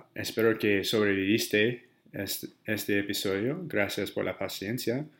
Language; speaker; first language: Spanish; non-native, learner; English